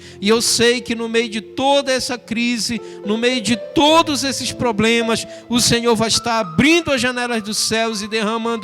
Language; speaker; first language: Portuguese; native; Portuguese